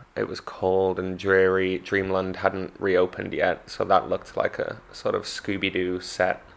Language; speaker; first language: English; native; English